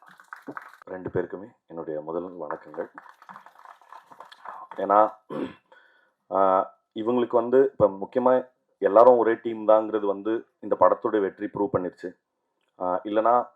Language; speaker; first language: Tamil; native; Tamil